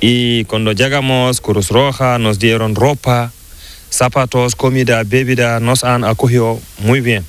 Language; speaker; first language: Spanish; non-native, learner; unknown